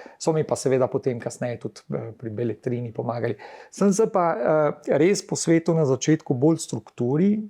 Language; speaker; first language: Slovenian; early bilingual, heritage; Slovenian